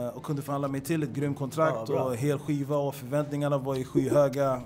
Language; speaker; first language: Swedish; early bilingual, other home language; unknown